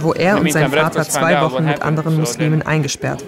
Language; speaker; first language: German; native; German